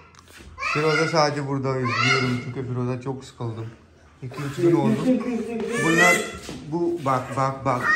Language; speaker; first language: Turkish; non-native, learner; Urdu